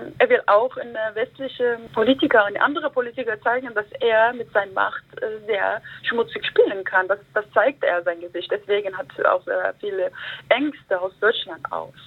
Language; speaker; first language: German; early bilingual, other home language; Kurdish